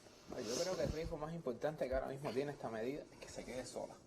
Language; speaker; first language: Spanish; native; Spanish